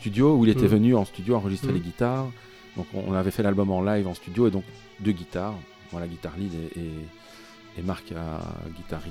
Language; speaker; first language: French; native; French